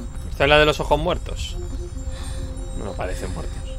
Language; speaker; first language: Spanish; native; Spanish